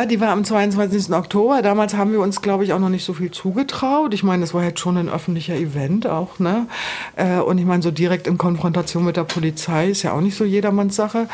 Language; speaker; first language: German; native; German